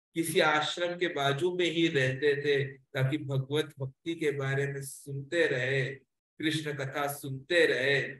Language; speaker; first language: Hindi; non-native, local second language; Marathi